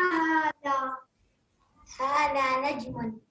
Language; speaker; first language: Arabic; non-native, learner; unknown